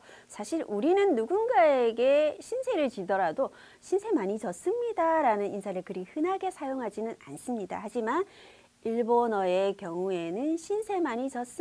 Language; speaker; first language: Korean; native; Korean